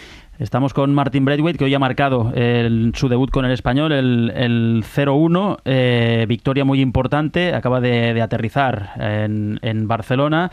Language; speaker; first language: Spanish; native; Spanish